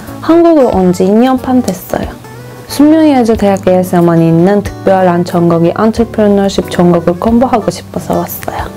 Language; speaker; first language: Korean; non-native, fluent; Turkish